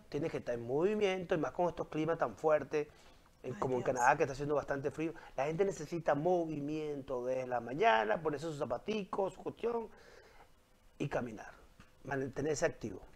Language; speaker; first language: Spanish; native; Spanish